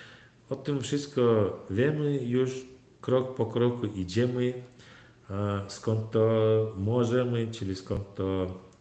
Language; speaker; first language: Polish; non-native, fluent; Turkmen